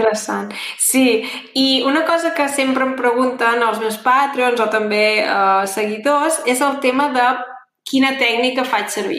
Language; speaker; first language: Catalan; native; Catalan